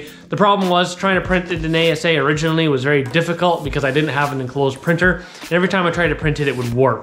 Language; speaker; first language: English; native; English